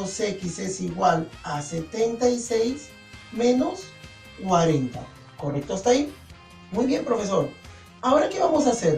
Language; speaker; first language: Spanish; native; Spanish